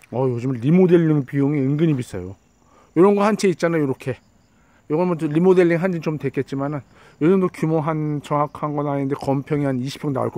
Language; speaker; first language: Korean; native; Korean